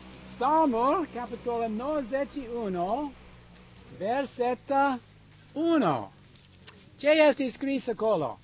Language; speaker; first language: Romanian; non-native, learner; English